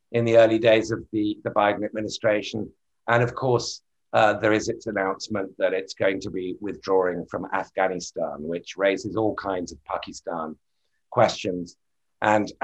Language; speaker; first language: English; native; English